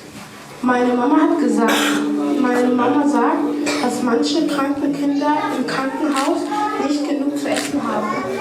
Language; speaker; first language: German; early bilingual, other home language; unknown